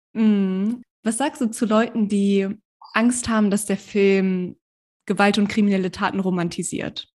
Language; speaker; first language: German; early bilingual, other home language; Turkish